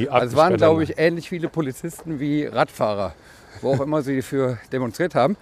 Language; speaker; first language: German; native; German